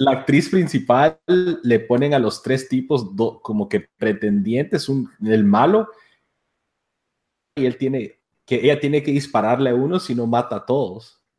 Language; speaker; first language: Spanish; native; Spanish